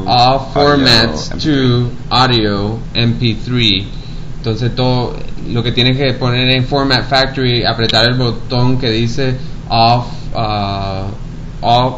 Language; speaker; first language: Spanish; early bilingual, heritage; Spanish